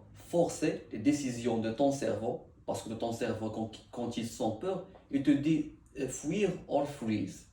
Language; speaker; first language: French; non-native, learner; Arabic